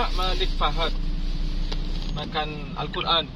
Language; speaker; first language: Arabic; non-native, learner; Indonesian